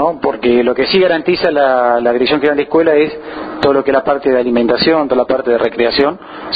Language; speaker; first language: Spanish; native; Spanish